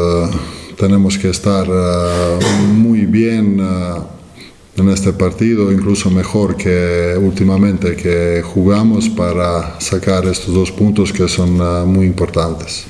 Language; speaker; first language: Spanish; non-native, fluent; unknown